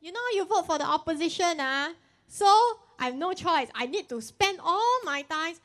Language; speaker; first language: English; non-native, local second language; Chinese